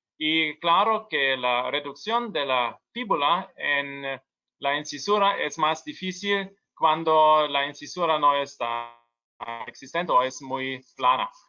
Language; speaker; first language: Spanish; non-native, learner; German